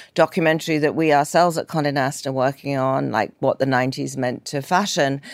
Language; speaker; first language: English; native; English